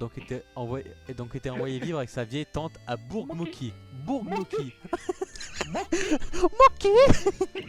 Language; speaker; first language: French; native; French